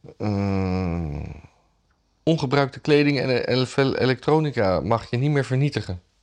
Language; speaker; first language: Dutch; native; Dutch